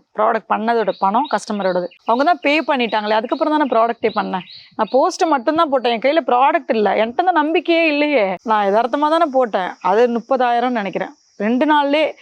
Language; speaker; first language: Tamil; native; Tamil